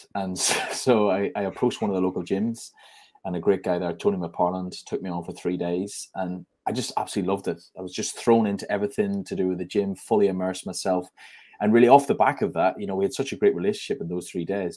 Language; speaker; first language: English; native; English